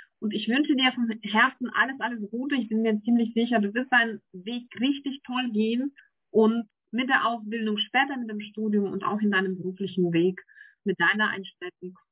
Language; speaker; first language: German; native; German